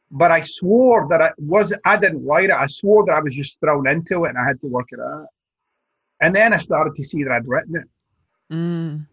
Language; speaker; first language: English; native; English